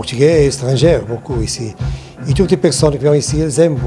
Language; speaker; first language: French; non-native, learner; Portuguese